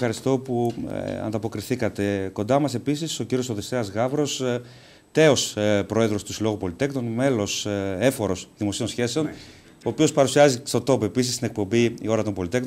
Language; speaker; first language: Greek; native; Greek